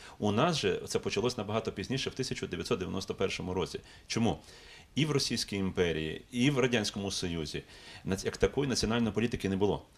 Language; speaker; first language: Ukrainian; native; Ukrainian